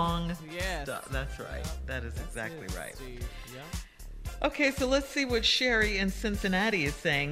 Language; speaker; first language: English; native; English